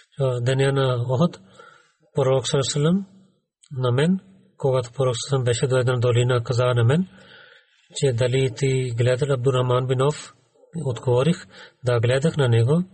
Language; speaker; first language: Bulgarian; non-native, learner; Urdu